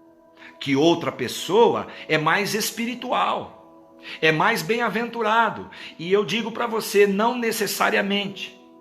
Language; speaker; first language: Portuguese; native; Portuguese